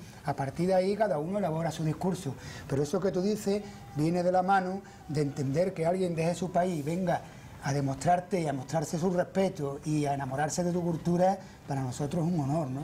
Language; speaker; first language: Spanish; native; Spanish